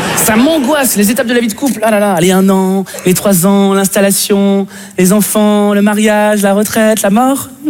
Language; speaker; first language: French; native; French